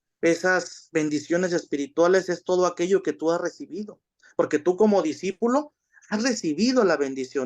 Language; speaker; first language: Spanish; native; Spanish